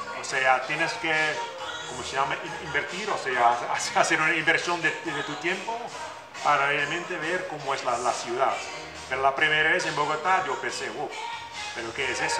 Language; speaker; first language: Spanish; non-native, fluent; Dutch